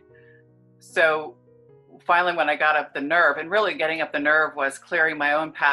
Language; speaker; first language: English; native; English